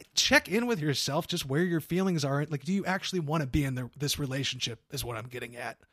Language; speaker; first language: English; native; English